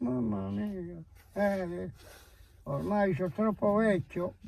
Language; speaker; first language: Italian; native; Italian